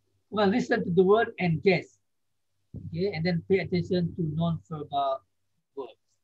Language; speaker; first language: English; non-native, fluent; Indonesian